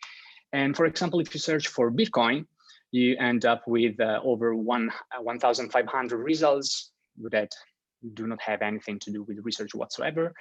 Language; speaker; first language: English; non-native, fluent; Italian